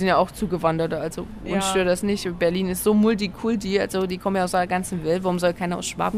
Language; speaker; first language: German; native; German